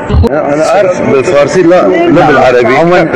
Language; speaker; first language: Arabic; non-native, learner; Persian